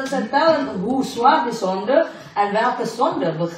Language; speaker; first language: Dutch; non-native, fluent; Indonesian